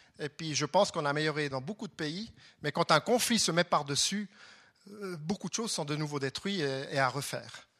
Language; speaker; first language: French; non-native, local second language; German